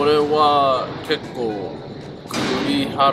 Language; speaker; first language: Japanese; early bilingual, heritage; English